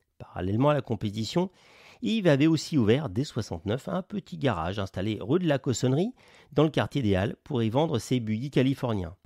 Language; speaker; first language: French; native; French